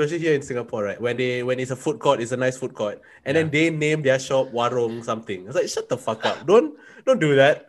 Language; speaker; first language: English; non-native, local second language; Malay